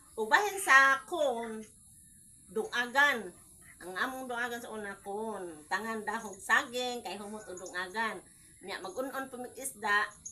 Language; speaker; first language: Cebuano; native; Cebuano